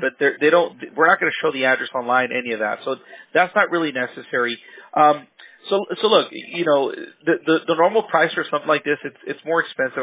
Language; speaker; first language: English; early bilingual, other home language; Spanish